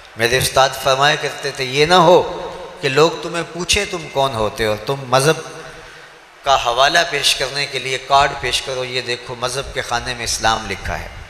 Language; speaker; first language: Urdu; non-native, local second language; Punjabi